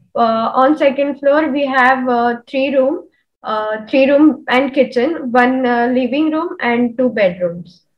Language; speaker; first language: English; non-native, local second language; Marathi